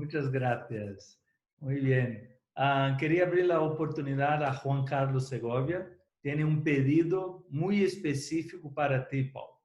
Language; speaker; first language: Spanish; non-native, fluent; Portuguese